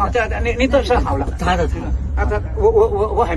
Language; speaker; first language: Chinese; non-native, learner; Indonesian